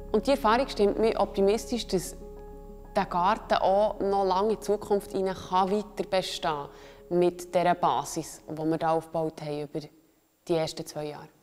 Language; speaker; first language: German; native; German